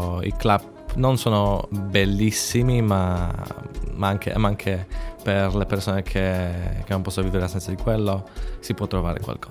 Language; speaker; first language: Italian; non-native, fluent; Polish